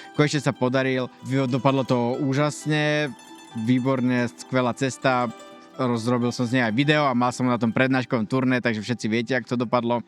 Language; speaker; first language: Slovak; native; Slovak